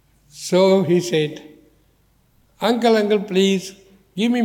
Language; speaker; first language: English; non-native, learner; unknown